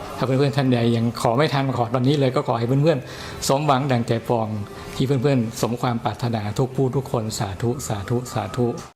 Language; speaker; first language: Thai; native; Thai